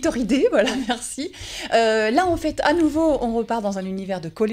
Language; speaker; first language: French; native; French